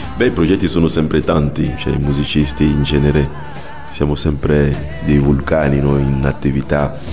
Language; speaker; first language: Italian; non-native, fluent; Ewe